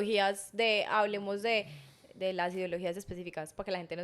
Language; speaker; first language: Spanish; native; Spanish